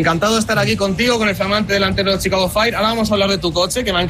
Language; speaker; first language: Spanish; native; Spanish